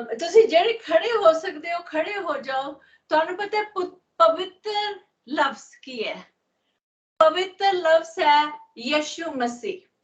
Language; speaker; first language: Punjabi; non-native, learner; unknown